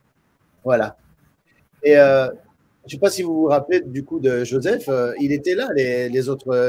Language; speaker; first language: French; native; French